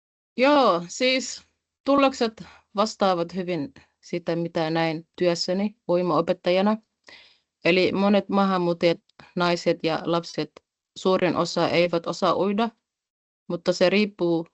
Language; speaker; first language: Finnish; non-native, fluent; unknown